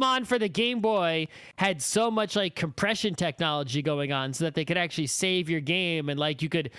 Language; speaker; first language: English; native; English